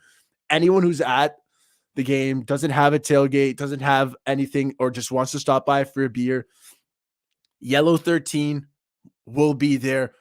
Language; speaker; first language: English; native; English